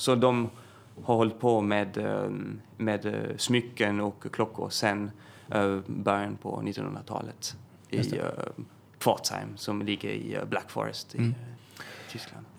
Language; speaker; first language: Swedish; early bilingual, heritage; French